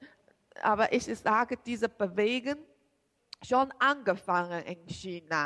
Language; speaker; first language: German; non-native, learner; Chinese